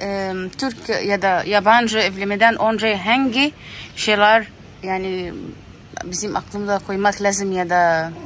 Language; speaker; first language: Turkish; non-native, learner; Arabic